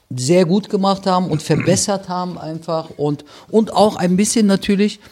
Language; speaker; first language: German; early bilingual, other home language; Turkish